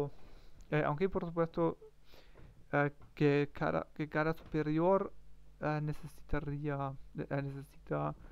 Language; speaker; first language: Spanish; non-native, learner; German